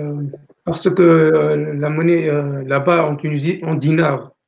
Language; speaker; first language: French; non-native, local second language; Arabic